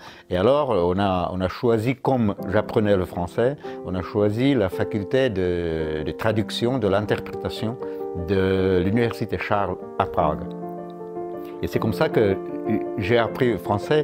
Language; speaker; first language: French; non-native, fluent; Czech